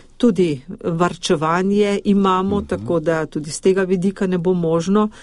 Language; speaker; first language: Slovenian; native; Slovenian